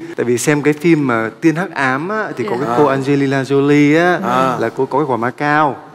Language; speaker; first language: Vietnamese; native; Vietnamese